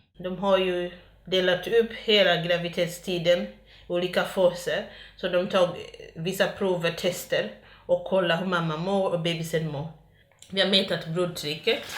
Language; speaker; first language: Swedish; non-native, fluent; Ganda